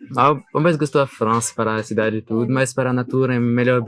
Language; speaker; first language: Portuguese; non-native, learner; French